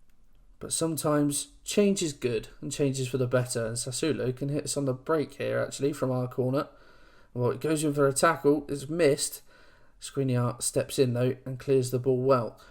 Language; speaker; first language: English; native; English